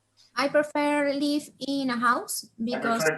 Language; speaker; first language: English; non-native, learner; Spanish